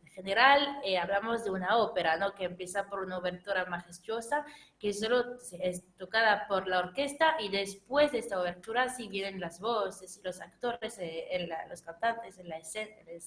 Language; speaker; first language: Spanish; non-native, fluent; French